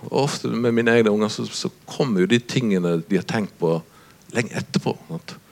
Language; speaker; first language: Norwegian; native; Norwegian